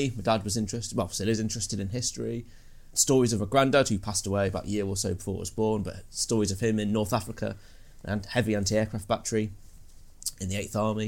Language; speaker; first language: English; native; English